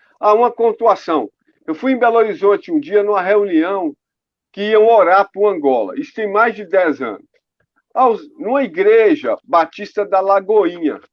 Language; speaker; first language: Portuguese; native; Portuguese